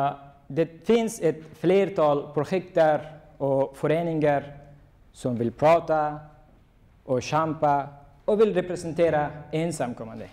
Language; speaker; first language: Swedish; non-native, fluent; Persian